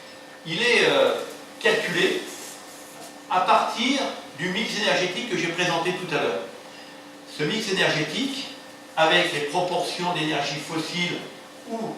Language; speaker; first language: French; native; French